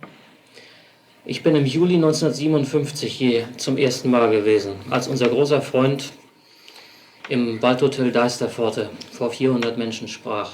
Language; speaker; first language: German; native; German